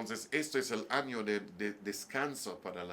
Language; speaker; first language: Spanish; non-native, learner; English